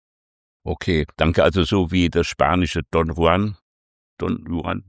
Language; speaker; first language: German; native; German